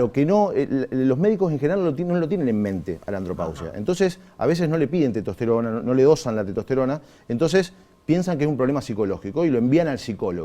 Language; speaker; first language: Spanish; native; Spanish